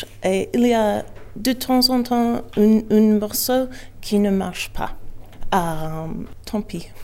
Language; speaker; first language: French; non-native, learner; English